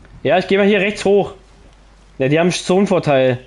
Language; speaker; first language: German; native; German